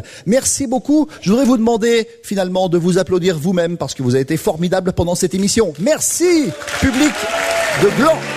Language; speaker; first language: French; native; French